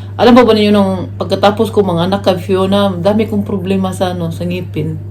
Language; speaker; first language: Filipino; non-native, local second language; Cebuano